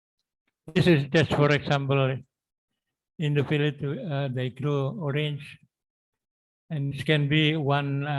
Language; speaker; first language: English; non-native, learner; Indonesian